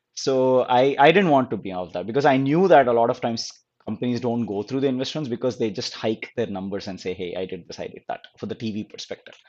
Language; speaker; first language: English; non-native, local second language; Telugu